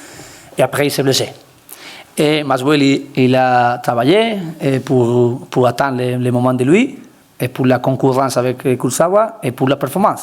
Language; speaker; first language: French; non-native, learner; Spanish